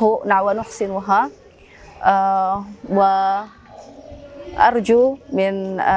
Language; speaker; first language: Arabic; non-native, fluent; Indonesian